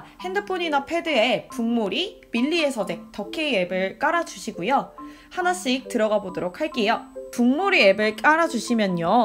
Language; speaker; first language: Korean; native; Korean